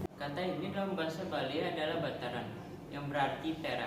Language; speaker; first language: Indonesian; native; Indonesian